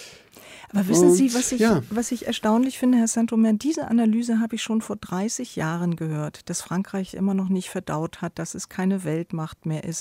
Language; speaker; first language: German; native; German